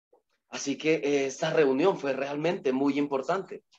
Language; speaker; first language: Spanish; native; Spanish